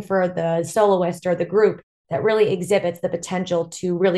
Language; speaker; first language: English; native; English